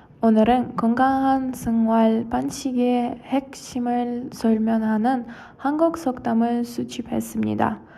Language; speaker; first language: Korean; non-native, learner; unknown